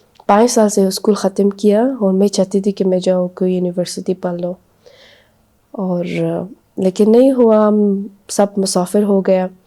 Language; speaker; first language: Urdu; non-native, learner; Persian